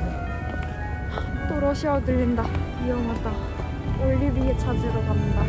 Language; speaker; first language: Korean; non-native, fluent; Russian